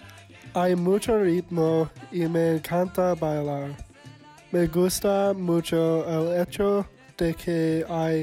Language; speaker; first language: Spanish; non-native, learner; English